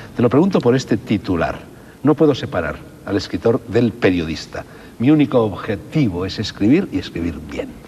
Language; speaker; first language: Spanish; native; Spanish